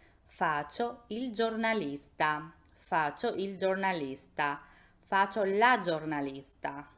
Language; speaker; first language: Italian; non-native, fluent; Albanian